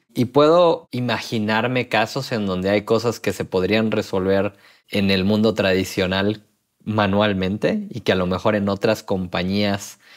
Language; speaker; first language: Spanish; native; Spanish